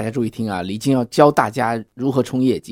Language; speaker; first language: Chinese; native; Chinese